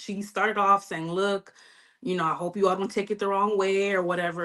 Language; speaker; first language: English; native; English